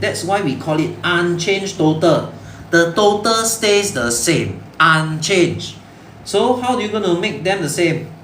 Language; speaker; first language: English; non-native, local second language; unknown